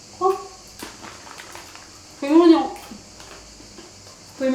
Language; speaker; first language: French; native; French